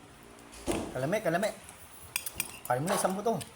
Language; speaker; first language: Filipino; non-native, local second language; Cebuano